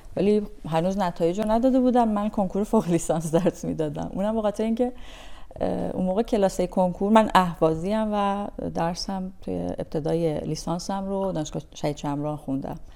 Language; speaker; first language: Persian; native; Persian